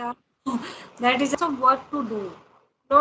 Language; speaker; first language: English; non-native, learner; Hindi